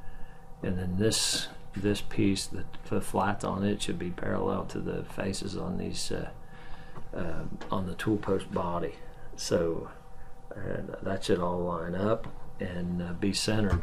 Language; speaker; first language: English; native; English